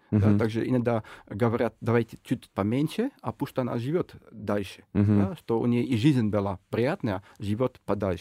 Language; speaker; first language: Russian; non-native, fluent; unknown